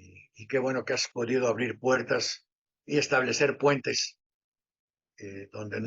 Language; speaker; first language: Spanish; native; Spanish